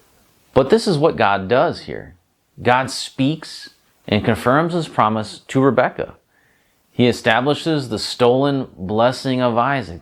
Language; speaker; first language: English; native; English